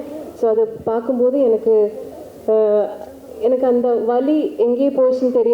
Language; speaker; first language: Tamil; non-native, learner; Malayalam